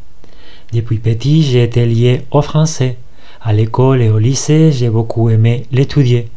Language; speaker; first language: French; non-native, fluent; Spanish